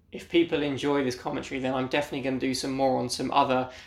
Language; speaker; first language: English; native; English